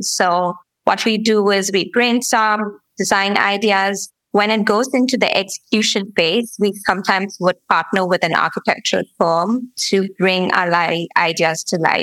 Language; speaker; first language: English; non-native, local second language; Gujarati